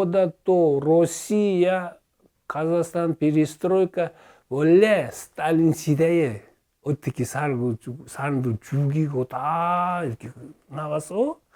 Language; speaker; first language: Korean; early bilingual, heritage; Russian